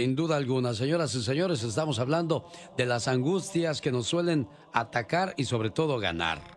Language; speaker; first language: Spanish; native; Spanish